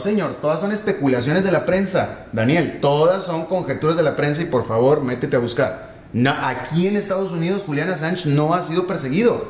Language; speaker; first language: Spanish; native; Spanish